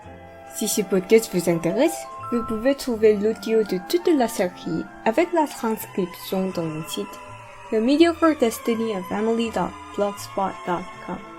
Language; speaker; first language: French; non-native, fluent; Korean